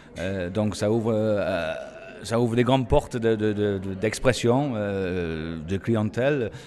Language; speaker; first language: French; non-native, fluent; English